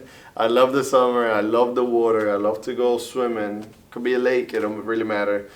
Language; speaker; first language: English; early bilingual, other home language; Spanish